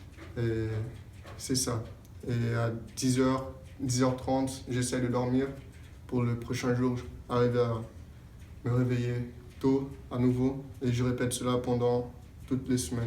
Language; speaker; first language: French; non-native, fluent; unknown